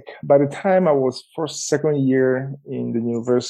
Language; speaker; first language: English; non-native, local second language; Igbo